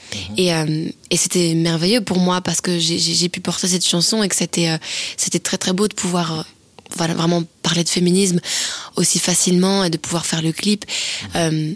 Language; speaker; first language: French; native; French